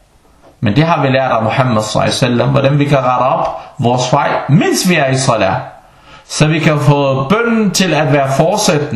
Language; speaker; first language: Danish; non-native, fluent; Arabic